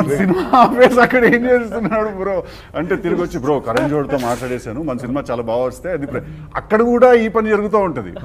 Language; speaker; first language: Telugu; native; Telugu